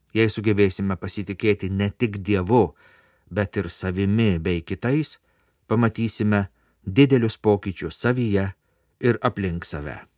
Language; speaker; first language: Lithuanian; native; Lithuanian